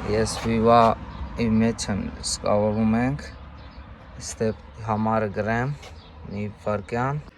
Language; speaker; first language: Armenian; non-native, learner; Hindi